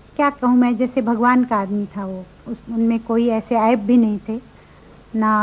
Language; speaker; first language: Hindi; non-native, local second language; Marathi